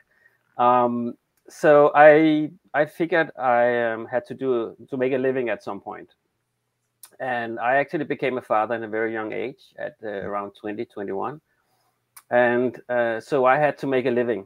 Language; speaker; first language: English; non-native, fluent; Danish